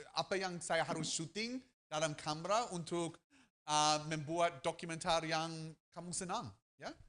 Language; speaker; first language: Indonesian; non-native, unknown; English